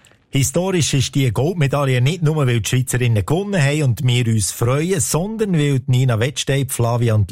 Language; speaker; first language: German; native; German